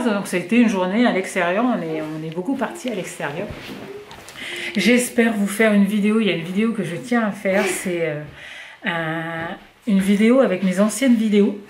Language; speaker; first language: French; native; French